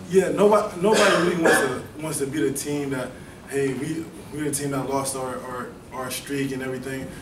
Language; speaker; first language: English; native; English